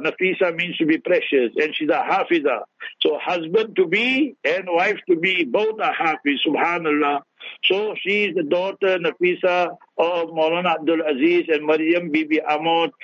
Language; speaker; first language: English; early bilingual, other home language; Urdu